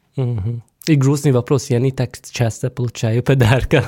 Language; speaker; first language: Russian; non-native, fluent; Arabic